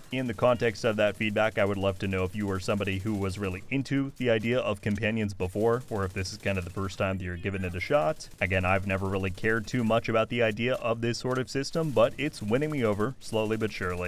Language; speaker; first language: English; native; English